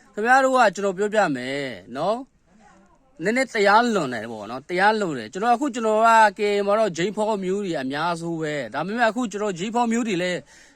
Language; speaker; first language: Burmese; non-native, local second language; Kachin